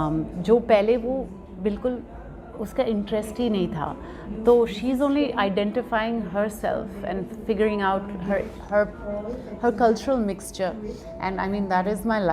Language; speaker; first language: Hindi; non-native, local second language; French